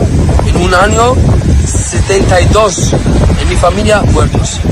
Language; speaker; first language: Spanish; non-native, learner; Arabic